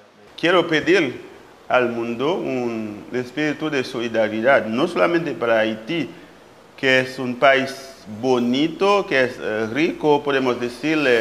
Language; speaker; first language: Spanish; non-native, fluent; Haitian Creole